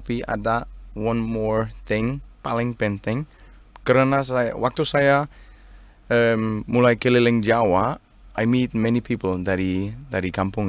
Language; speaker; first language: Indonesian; non-native, learner; Danish